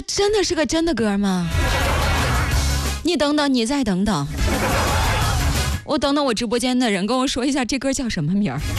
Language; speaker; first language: Chinese; native; Chinese